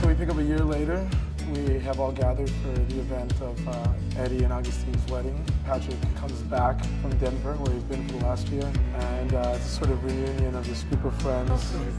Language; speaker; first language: English; early bilingual, other home language; Spanish